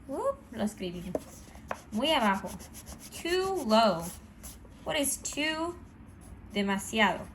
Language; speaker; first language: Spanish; non-native, fluent; English